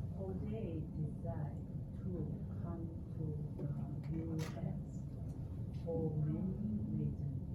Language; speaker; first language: English; non-native, learner; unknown